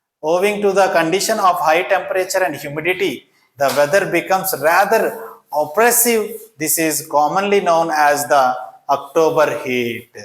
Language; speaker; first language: English; non-native, local second language; Telugu